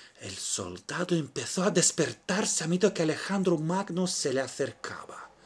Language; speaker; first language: Spanish; non-native, fluent; Romanian